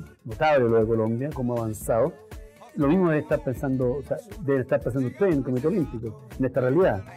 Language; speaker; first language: Spanish; native; Spanish